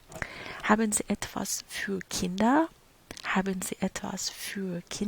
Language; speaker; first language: German; non-native, fluent; Persian